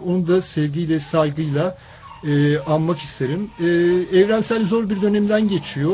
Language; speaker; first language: Turkish; native; Turkish